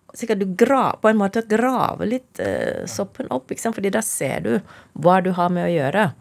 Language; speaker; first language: Norwegian; non-native, fluent; Malay